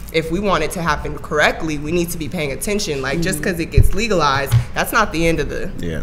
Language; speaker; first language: English; native; English